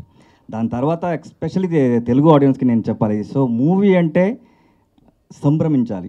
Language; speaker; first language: Telugu; non-native, learner; Kannada